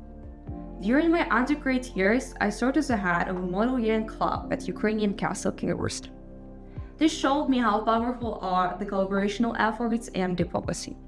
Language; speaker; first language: English; non-native, fluent; Ukrainian